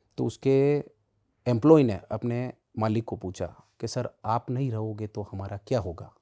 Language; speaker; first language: Hindi; native; Hindi